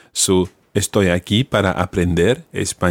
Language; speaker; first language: Spanish; non-native, fluent; English